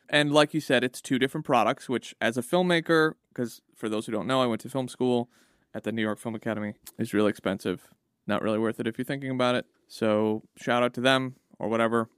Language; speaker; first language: English; native; English